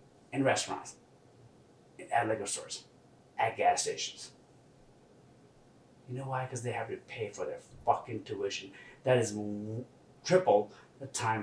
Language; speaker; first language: English; non-native, local second language; Nepali